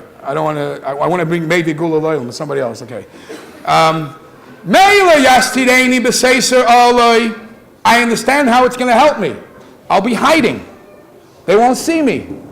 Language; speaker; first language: English; native; English